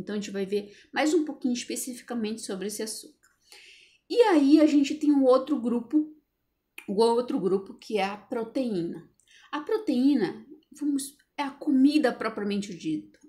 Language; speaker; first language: Portuguese; native; Portuguese